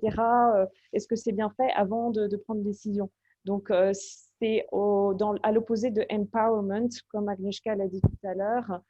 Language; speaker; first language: French; native; French